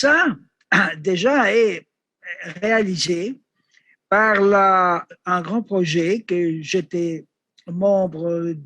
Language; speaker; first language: French; non-native, learner; Greek